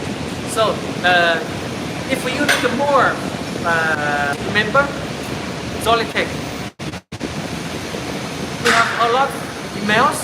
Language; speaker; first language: English; non-native, learner; Chinese